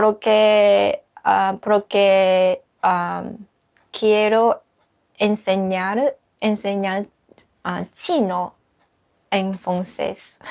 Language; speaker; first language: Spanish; non-native, learner; Chinese